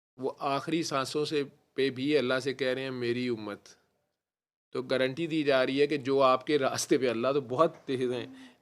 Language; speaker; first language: Urdu; non-native, local second language; Punjabi